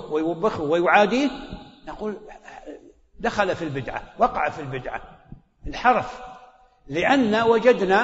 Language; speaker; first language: Arabic; native; Arabic